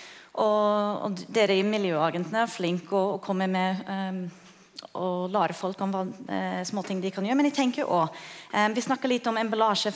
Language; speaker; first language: Norwegian; non-native, fluent; English